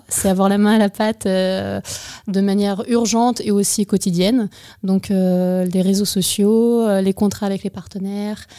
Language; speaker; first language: French; non-native, fluent; Ukrainian